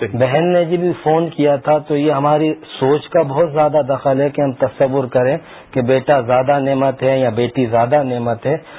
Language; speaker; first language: Urdu; native; Urdu